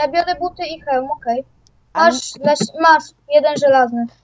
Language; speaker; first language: Polish; native; Polish